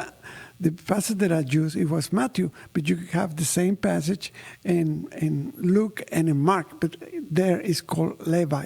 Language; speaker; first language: English; non-native, fluent; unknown